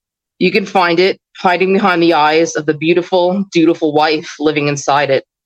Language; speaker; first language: English; native; English